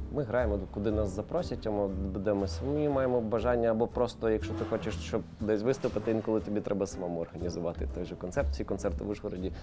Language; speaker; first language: Ukrainian; non-native, local second language; Russian